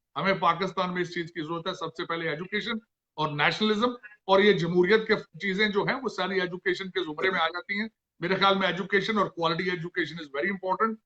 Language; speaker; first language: Urdu; non-native, local second language; Punjabi